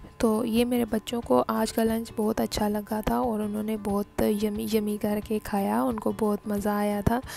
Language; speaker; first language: Urdu; non-native, local second language; Punjabi